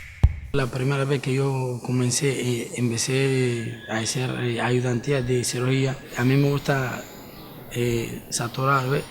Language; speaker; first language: Spanish; non-native, fluent; Arabic